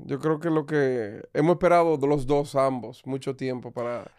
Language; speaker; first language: Spanish; native; Spanish